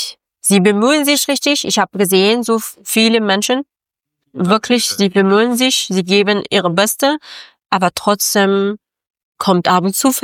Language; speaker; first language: German; non-native, learner; Persian